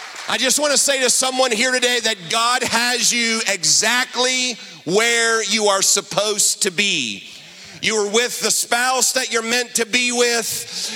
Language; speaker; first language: English; native; English